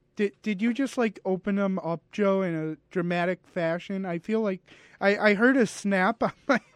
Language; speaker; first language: English; native; English